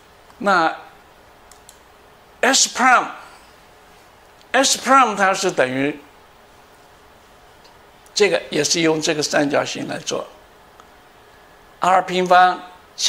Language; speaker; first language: Chinese; native; Chinese